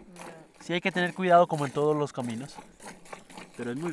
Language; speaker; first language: Spanish; native; Spanish